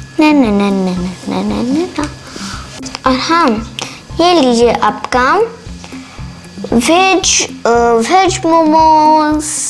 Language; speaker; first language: Hindi; native; Hindi